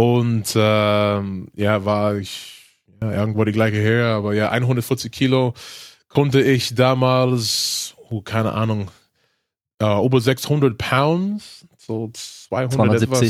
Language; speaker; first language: German; non-native, learner; English